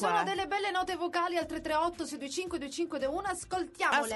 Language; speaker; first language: Italian; native; Italian